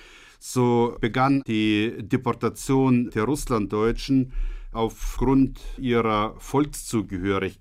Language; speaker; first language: German; native; German